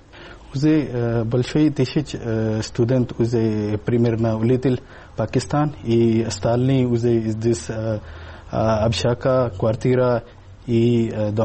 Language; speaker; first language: Russian; non-native, learner; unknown